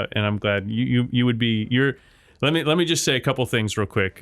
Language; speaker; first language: English; native; English